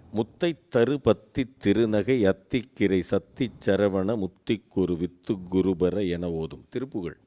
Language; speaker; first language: Tamil; native; Tamil